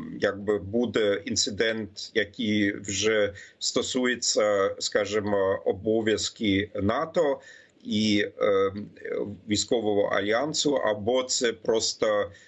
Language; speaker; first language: Ukrainian; non-native, fluent; German